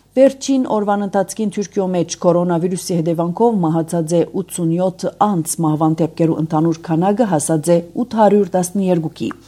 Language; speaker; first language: Armenian; native; Armenian